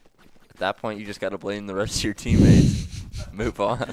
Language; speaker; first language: English; native; English